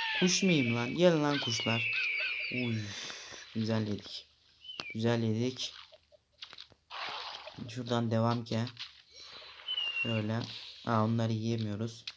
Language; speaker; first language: Turkish; native; Turkish